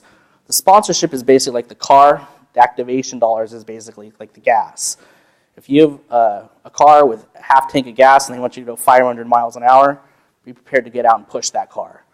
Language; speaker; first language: English; native; English